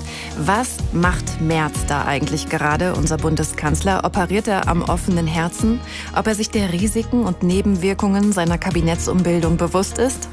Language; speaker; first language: German; native; German